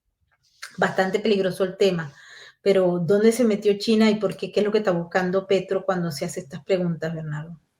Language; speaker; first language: Spanish; native; Spanish